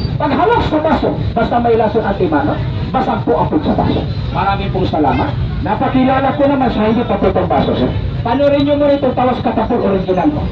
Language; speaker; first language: Filipino; non-native, local second language; Cebuano